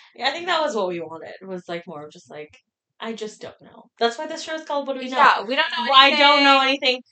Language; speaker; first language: English; early bilingual, other home language; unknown